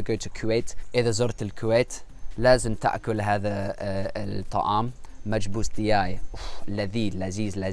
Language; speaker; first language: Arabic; non-native, fluent; English